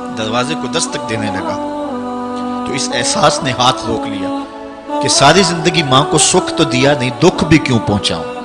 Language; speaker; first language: Urdu; non-native, local second language; Punjabi